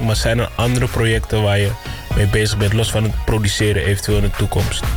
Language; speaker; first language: Dutch; native; Dutch